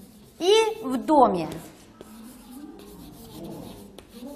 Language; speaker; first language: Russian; non-native, fluent; Chinese